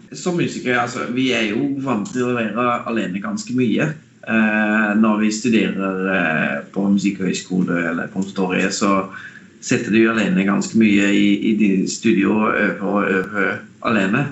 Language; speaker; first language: Norwegian; non-native, fluent; Dutch